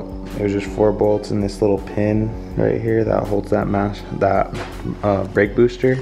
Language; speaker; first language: English; native; English